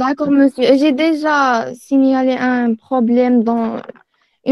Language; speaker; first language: French; non-native, local second language; Arabic